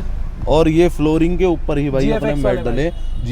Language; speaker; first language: Hindi; native; Hindi